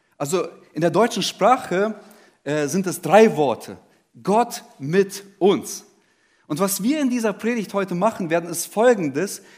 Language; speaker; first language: German; early bilingual, other home language; Russian